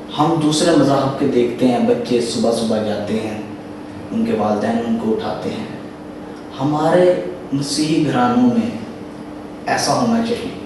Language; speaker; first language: Urdu; native; Urdu